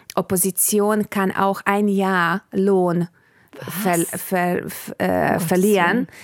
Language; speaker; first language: German; non-native, fluent; Hungarian